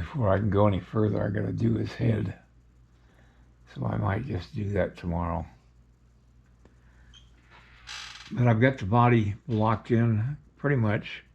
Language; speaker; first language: English; native; English